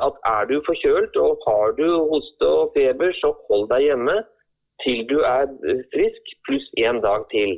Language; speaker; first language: Norwegian; native; Norwegian